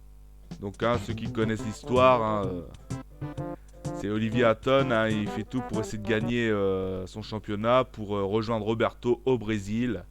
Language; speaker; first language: French; native; French